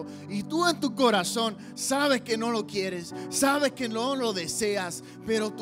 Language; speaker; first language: Spanish; native; Spanish